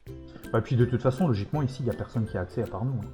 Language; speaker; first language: French; native; French